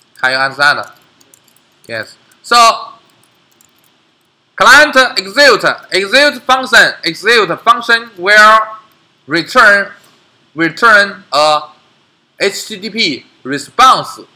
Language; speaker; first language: English; non-native, learner; Chinese